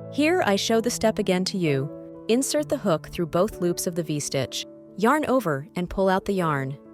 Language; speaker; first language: English; non-native, fluent; Chinese